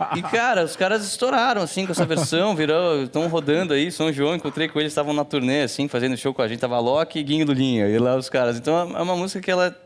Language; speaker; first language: Portuguese; native; Portuguese